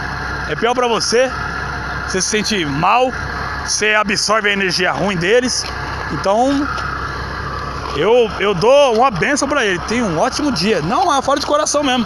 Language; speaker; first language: Portuguese; native; Portuguese